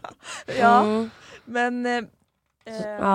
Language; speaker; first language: Swedish; native; Swedish